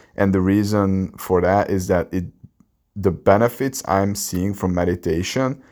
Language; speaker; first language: English; non-native, fluent; Hungarian